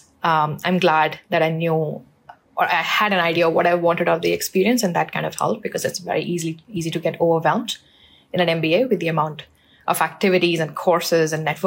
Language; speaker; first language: English; non-native, local second language; Hindi